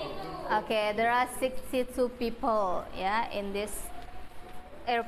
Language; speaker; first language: English; non-native, fluent; Indonesian